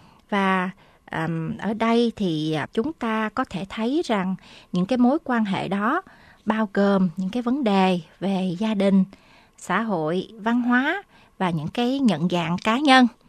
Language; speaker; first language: Vietnamese; native; Vietnamese